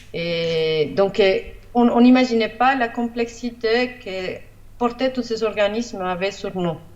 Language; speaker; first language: French; non-native, fluent; Spanish